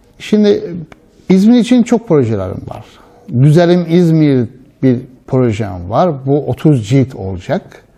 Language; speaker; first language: Turkish; non-native, fluent; Persian